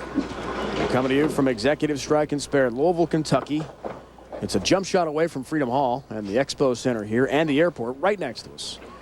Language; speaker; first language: English; native; English